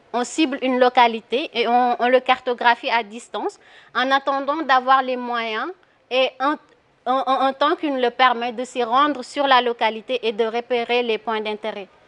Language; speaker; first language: French; non-native, local second language; Wolof